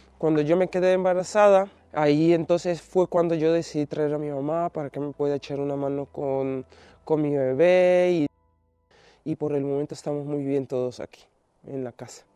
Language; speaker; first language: Spanish; non-native, fluent; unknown